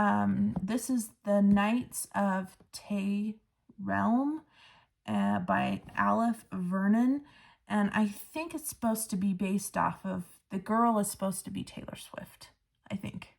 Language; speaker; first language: English; native; English